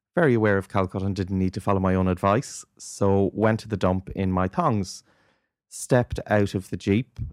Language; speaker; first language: English; native; English